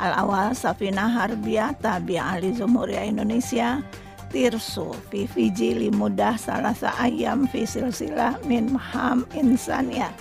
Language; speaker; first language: Arabic; non-native, fluent; Indonesian